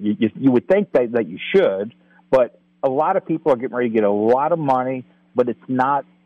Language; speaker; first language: English; native; English